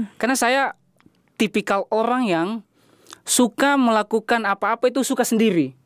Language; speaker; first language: Indonesian; native; Indonesian